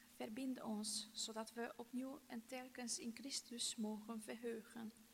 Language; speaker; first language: Dutch; non-native, fluent; Hungarian